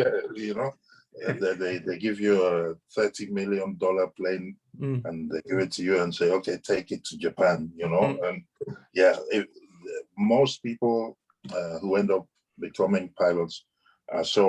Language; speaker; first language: English; non-native, local second language; Yoruba